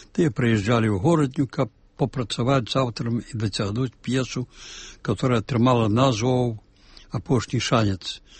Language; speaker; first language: Belarusian; native; Belarusian